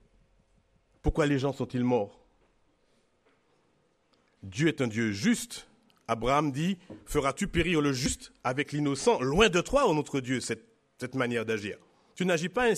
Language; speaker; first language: French; native; French